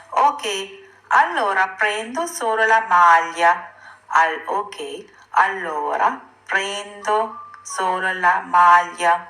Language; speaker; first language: Italian; non-native, fluent; Sinhala